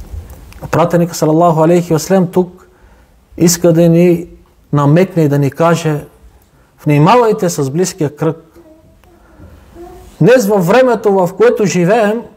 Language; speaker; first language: Bulgarian; non-native, local second language; Turkish